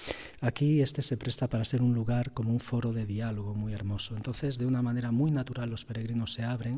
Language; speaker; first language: Spanish; native; Spanish